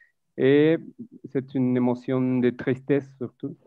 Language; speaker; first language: French; non-native, fluent; Spanish